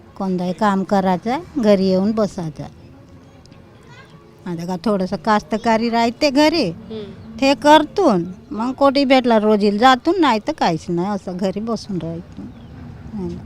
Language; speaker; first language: Marathi; non-native, local second language; Gondi